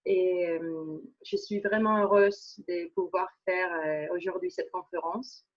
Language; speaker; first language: French; non-native, fluent; Spanish